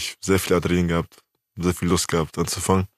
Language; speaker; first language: German; native; German